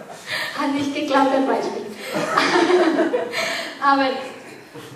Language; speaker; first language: German; non-native, fluent; Spanish